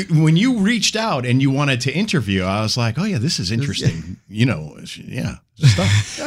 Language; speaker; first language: English; native; English